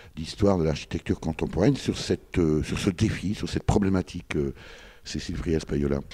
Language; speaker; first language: French; native; French